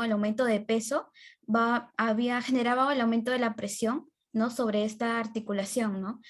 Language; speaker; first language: Spanish; native; Spanish